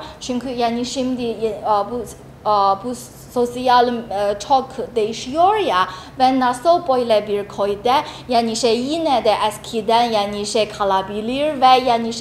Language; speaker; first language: Turkish; non-native, learner; Chinese